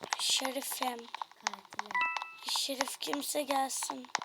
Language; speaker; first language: Turkish; native; Turkish